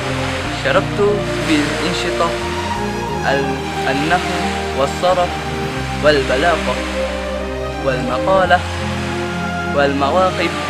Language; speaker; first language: Arabic; non-native, learner; Malay